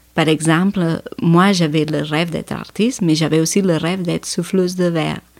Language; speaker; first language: French; non-native, fluent; Spanish